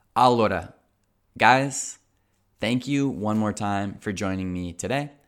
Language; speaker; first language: English; native; English